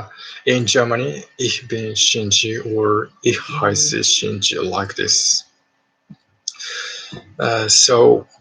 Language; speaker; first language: German; non-native, learner; Japanese